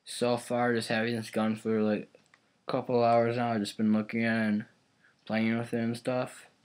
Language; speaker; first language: English; native; English